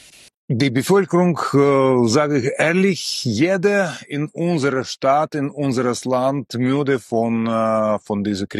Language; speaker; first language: German; non-native, learner; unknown